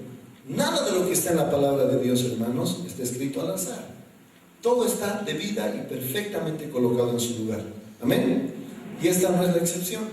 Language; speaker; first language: Spanish; native; Spanish